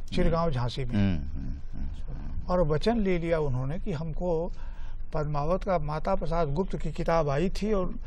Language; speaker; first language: Hindi; native; Hindi